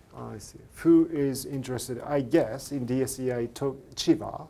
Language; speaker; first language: English; non-native, fluent; Japanese